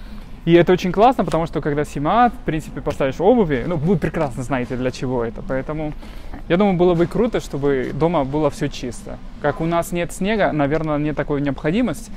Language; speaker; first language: Russian; non-native, fluent; Spanish